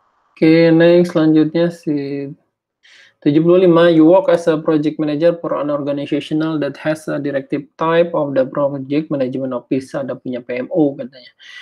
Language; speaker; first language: English; non-native, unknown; Indonesian